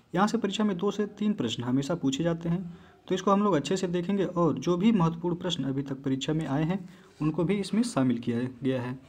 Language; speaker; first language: Hindi; native; Hindi